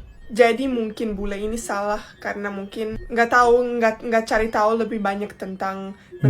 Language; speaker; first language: Indonesian; non-native, fluent; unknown